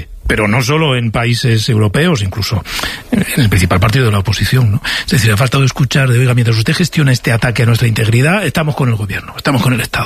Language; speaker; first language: Spanish; native; Spanish